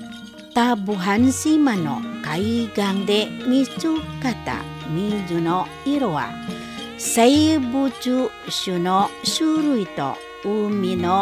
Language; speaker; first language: Japanese; non-native, fluent; Indonesian